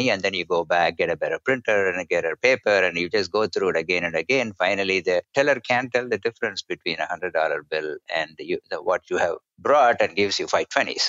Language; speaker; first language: English; non-native, local second language; Tamil